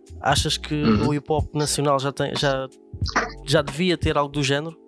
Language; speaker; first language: Portuguese; native; Portuguese